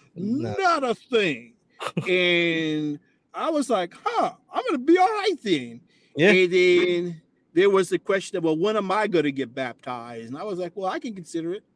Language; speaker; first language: English; native; English